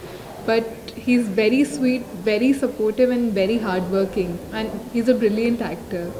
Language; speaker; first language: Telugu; non-native, local second language; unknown